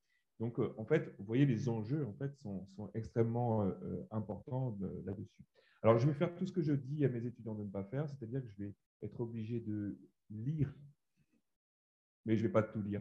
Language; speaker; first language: French; native; French